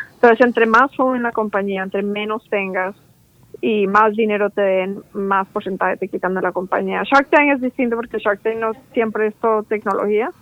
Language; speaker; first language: Spanish; native; Spanish